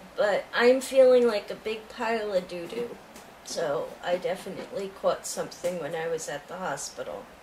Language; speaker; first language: English; native; English